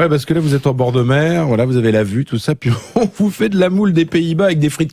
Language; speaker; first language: French; native; French